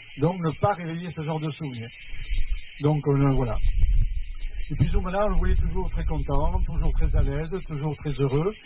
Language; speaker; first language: French; non-native, fluent; Spanish